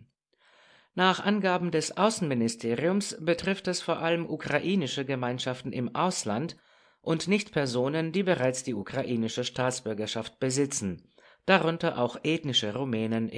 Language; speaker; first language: German; non-native, fluent; Romanian